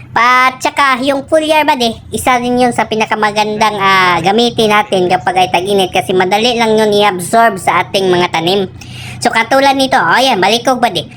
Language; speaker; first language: Filipino; non-native, local second language; Cebuano